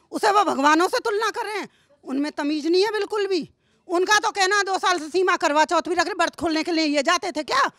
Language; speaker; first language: Hindi; native; Hindi